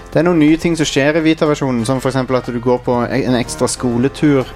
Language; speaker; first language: Norwegian; native; Norwegian